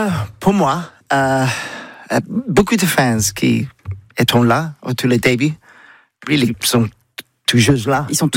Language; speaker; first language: French; non-native, learner; English